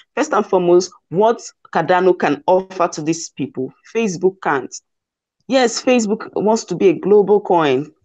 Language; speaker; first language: English; non-native, local second language; Igbo